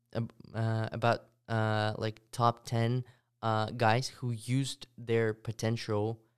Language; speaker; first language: English; early bilingual, other home language; Russian